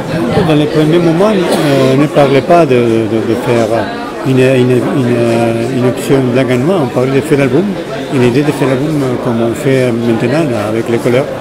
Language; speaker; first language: French; non-native, fluent; Spanish